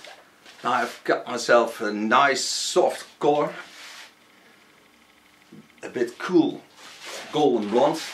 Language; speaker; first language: English; non-native, fluent; Dutch